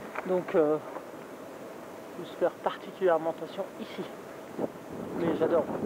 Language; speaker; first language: French; native; French